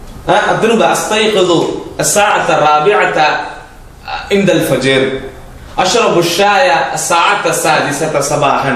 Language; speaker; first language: Arabic; non-native, fluent; Tamil